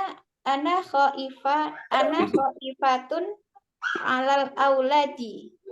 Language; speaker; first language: Arabic; non-native, learner; Indonesian